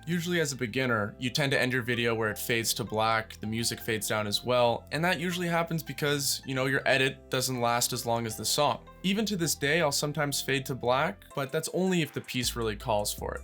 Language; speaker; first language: English; native; English